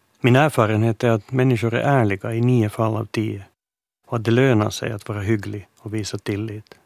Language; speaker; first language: Swedish; native; Swedish